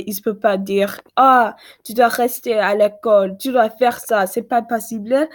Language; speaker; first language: French; non-native, learner; English